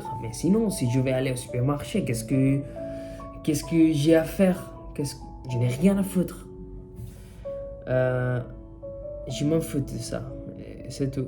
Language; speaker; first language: French; non-native, fluent; Spanish